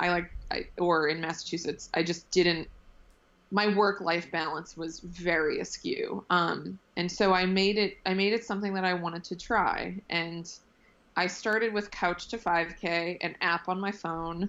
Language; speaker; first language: English; native; English